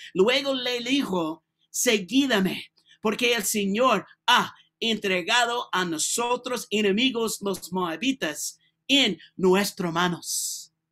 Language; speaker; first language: Spanish; non-native, learner; English